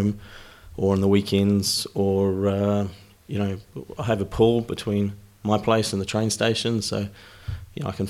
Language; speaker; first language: English; native; English